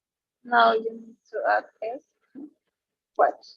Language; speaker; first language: English; non-native, learner; Spanish